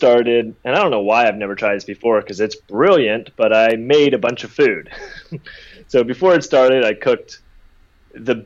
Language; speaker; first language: English; native; English